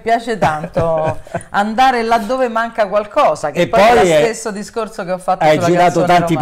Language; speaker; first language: Italian; native; Italian